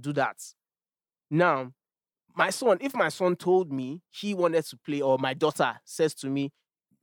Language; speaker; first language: English; non-native, local second language; Yoruba